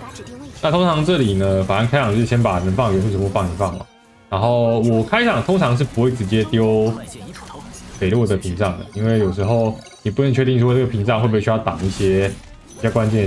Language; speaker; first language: Chinese; native; Chinese